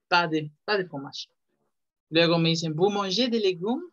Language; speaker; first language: French; non-native, fluent; Spanish